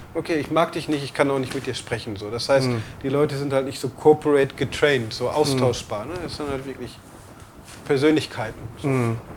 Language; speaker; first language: German; native; German